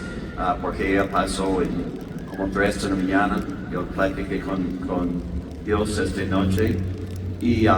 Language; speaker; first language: Spanish; non-native, learner; English